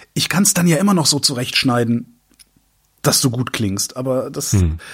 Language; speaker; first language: German; native; German